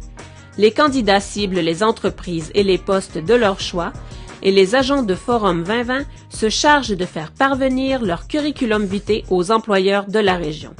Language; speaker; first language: French; native; French